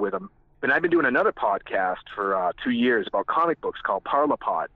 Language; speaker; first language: English; native; English